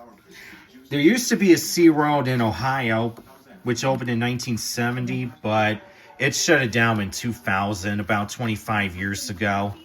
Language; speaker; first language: English; native; English